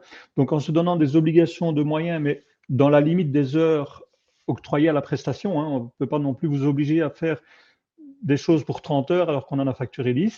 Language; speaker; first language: French; native; French